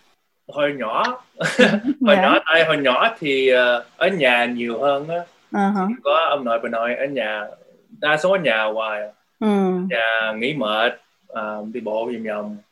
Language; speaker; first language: Vietnamese; early bilingual, heritage; Vietnamese